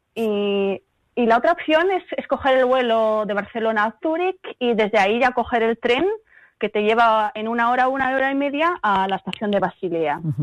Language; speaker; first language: Spanish; early bilingual, other home language; German